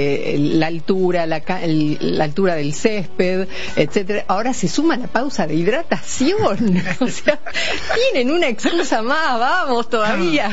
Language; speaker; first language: Spanish; native; Spanish